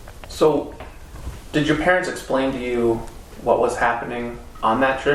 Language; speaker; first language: English; native; English